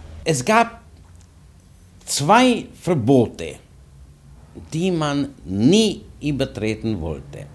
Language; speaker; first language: German; non-native, fluent; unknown